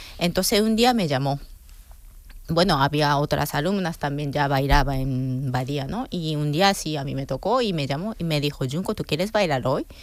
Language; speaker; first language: Spanish; non-native, fluent; Japanese